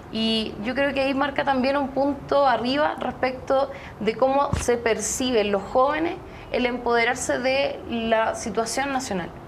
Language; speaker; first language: Spanish; native; Spanish